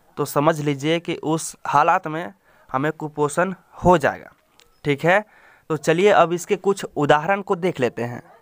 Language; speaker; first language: Hindi; native; Hindi